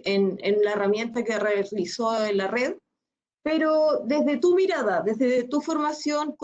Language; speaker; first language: Spanish; native; Spanish